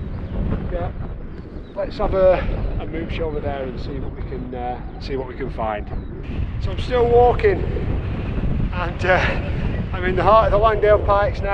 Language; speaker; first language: English; native; English